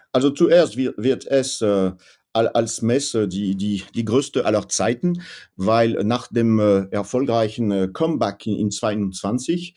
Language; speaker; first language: German; non-native, fluent; French